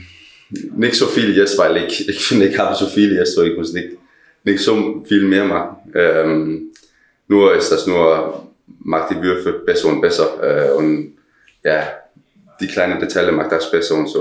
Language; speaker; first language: German; non-native, learner; Danish